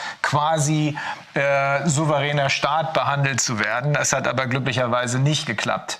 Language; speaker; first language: German; native; German